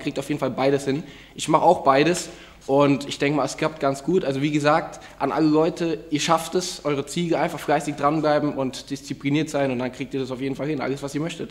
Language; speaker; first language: German; native; German